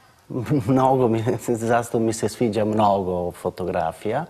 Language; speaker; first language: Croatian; non-native, learner; Italian